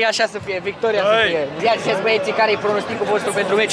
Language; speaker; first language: Romanian; native; Romanian